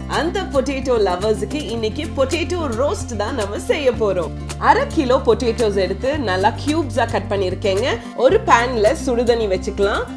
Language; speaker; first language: Tamil; non-native, local second language; English